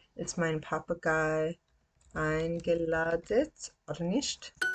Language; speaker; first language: German; non-native, learner; English